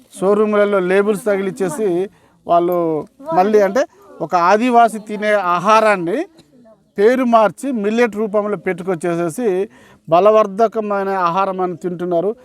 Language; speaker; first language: Telugu; non-native, local second language; Koya